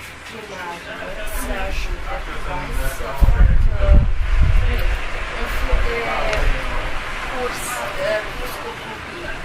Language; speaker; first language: Romanian; non-native, local second language; Hungarian